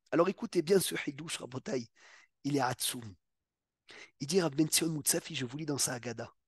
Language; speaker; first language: French; native; French